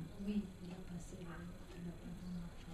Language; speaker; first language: French; non-native, local second language; Kinyarwanda